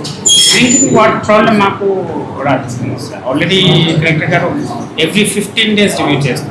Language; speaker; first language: Telugu; non-native, fluent; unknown